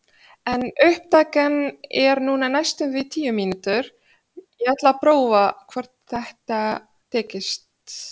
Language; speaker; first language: Icelandic; non-native, fluent; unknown